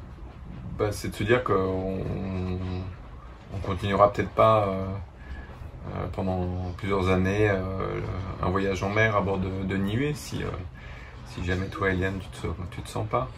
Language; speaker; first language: French; native; French